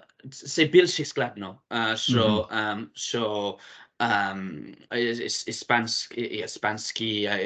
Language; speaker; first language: Ukrainian; non-native, learner; English